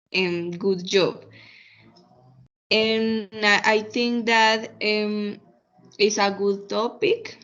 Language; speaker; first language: English; non-native, fluent; Spanish